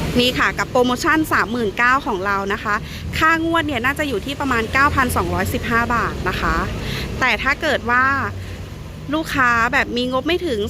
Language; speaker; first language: Thai; native; Thai